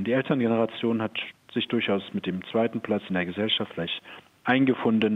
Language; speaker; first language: German; early bilingual, other home language; Turkish